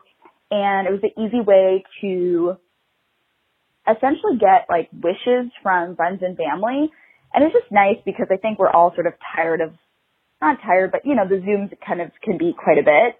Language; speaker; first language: English; native; English